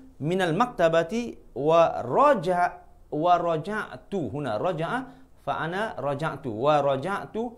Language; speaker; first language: Arabic; non-native, fluent; Malay